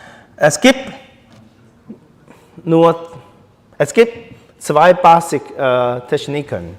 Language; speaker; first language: German; non-native, learner; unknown